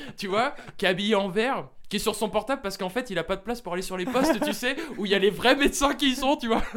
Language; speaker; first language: French; native; French